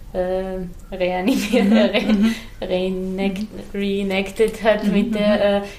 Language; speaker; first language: German; non-native, fluent; Serbian